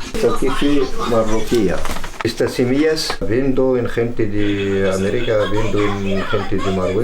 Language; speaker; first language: Spanish; non-native, learner; Arabic